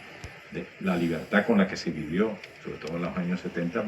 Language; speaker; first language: Spanish; native; Spanish